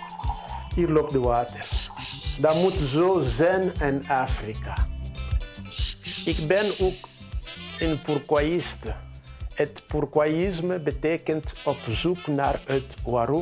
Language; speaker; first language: Dutch; non-native, fluent; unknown